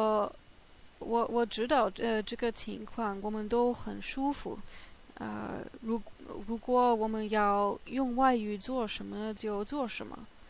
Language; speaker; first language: Chinese; non-native, fluent; German